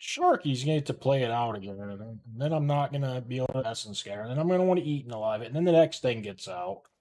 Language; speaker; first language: English; native; English